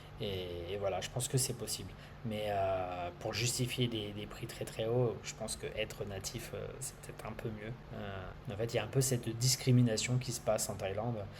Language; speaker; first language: French; native; French